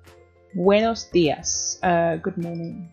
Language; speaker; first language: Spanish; non-native, learner; English